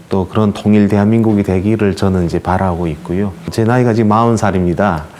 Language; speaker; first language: Korean; native; Korean